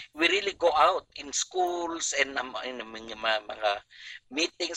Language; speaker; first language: English; non-native, local second language; Chavacano